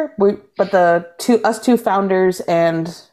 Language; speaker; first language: English; native; English